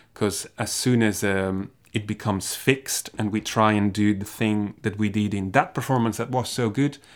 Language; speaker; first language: English; non-native, fluent; Spanish